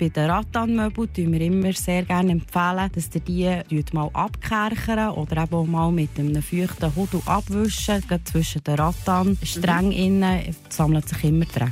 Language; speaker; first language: German; native; German